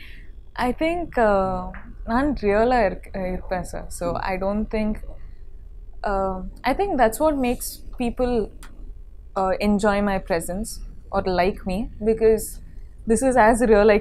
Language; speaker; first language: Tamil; non-native, learner; Kodava